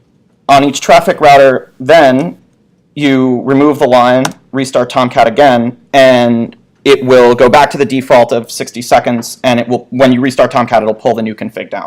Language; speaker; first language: English; native; English